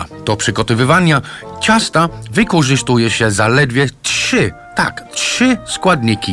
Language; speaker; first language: Polish; non-native, learner; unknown